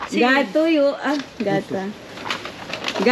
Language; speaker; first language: Spanish; non-native, learner; Filipino